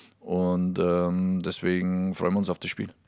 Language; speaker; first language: German; native; German